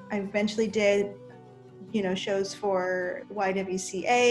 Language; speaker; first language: English; native; English